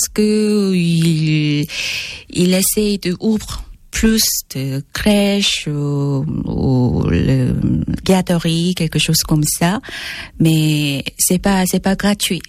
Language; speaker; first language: French; non-native, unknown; Korean